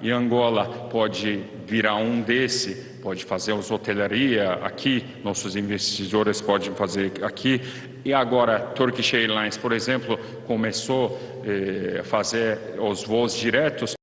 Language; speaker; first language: Portuguese; non-native, fluent; Turkish